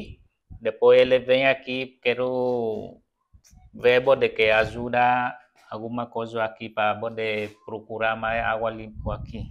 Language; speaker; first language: Portuguese; non-native, learner; Vietnamese